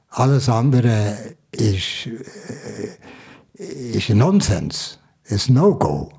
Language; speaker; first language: German; native; German